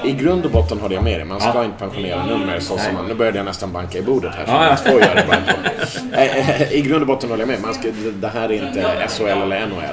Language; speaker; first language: Swedish; native; Swedish